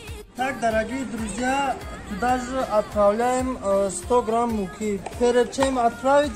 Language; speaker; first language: Russian; non-native, local second language; Tajik